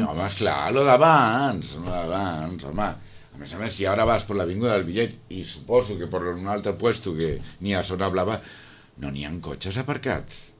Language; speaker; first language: Catalan; non-native, local second language; Spanish